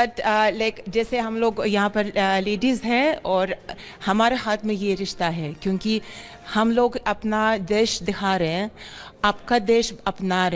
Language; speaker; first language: Hindi; non-native, fluent; Russian